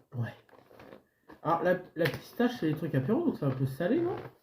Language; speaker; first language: French; native; French